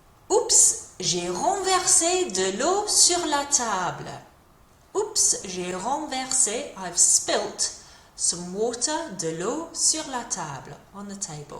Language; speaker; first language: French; non-native, fluent; English